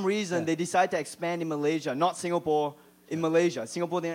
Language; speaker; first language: English; non-native, local second language; Chinese